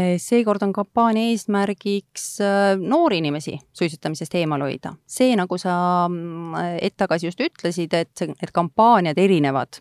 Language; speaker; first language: Estonian; native; Estonian